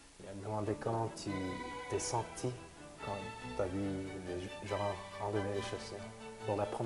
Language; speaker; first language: French; non-native, fluent; Korean